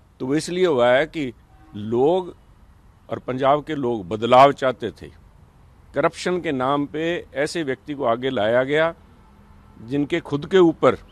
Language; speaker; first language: Hindi; non-native, local second language; Punjabi